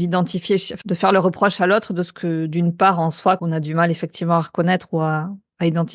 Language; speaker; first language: French; native; French